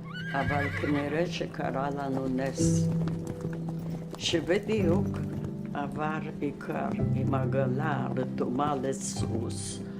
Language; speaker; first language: Hebrew; early bilingual, other home language; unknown